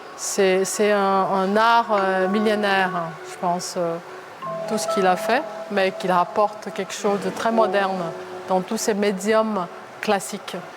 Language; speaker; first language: French; non-native, fluent; Chinese